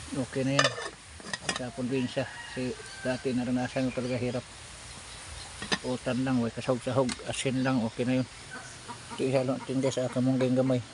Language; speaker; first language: Filipino; non-native, local second language; Masbatenyo